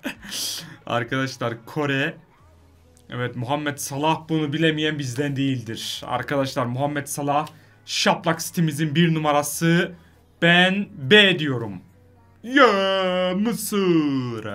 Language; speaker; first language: Turkish; native; Turkish